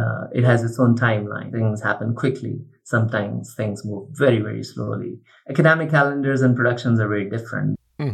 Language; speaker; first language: English; non-native, local second language; Urdu